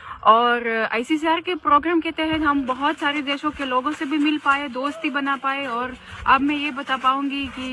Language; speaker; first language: Hindi; non-native, fluent; Russian